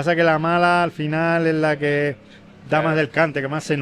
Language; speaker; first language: Spanish; native; Spanish